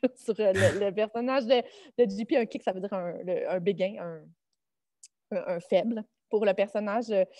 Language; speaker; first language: French; native; French